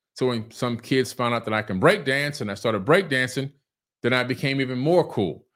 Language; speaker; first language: English; native; English